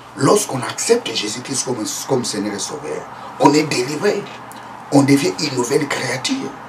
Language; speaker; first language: French; non-native, local second language; Lingala